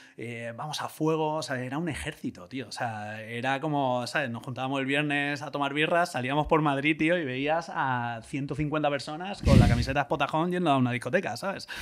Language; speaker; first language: Spanish; native; Spanish